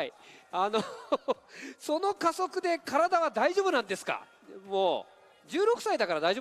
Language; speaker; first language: Japanese; native; Japanese